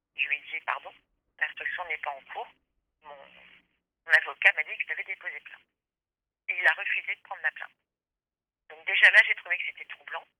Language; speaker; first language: French; native; French